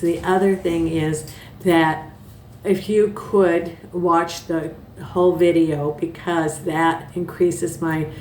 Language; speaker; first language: English; native; English